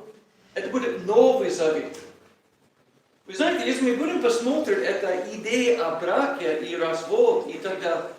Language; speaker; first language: Russian; non-native, learner; English